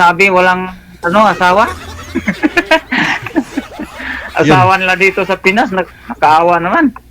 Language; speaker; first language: Filipino; non-native, local second language; Cebuano